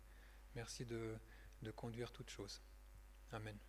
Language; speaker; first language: French; native; French